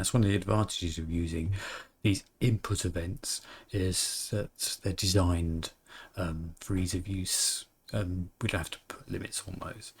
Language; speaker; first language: English; native; English